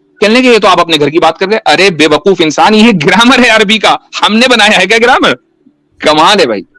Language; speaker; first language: Urdu; native; Urdu